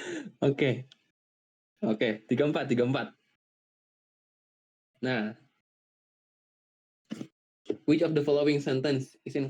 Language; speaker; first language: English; non-native, learner; Indonesian